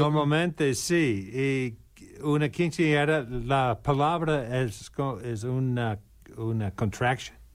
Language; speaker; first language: Spanish; non-native, learner; English